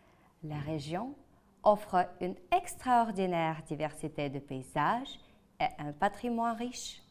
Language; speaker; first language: French; non-native, fluent; Ukrainian